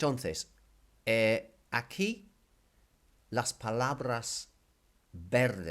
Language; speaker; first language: Spanish; non-native, fluent; English